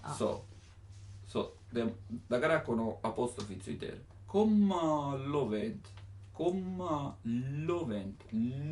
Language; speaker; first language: Japanese; non-native, learner; Italian